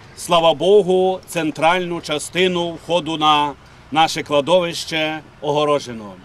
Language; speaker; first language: Ukrainian; native; Ukrainian